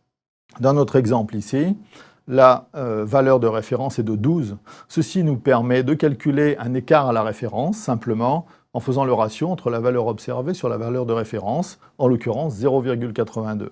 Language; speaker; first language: French; native; French